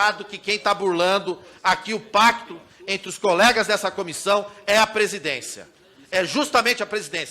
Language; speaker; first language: Portuguese; native; Portuguese